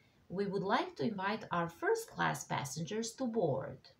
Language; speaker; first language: English; non-native, fluent; Serbian